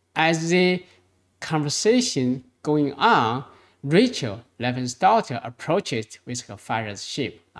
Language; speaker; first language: English; non-native, fluent; Chinese